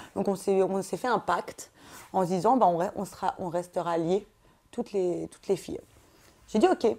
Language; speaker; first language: French; native; French